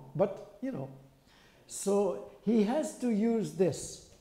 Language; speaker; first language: English; non-native, fluent; French